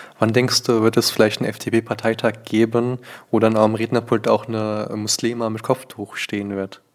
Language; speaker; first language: German; early bilingual, other home language; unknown